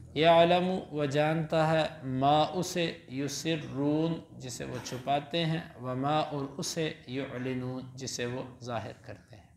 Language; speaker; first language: Urdu; non-native, local second language; Punjabi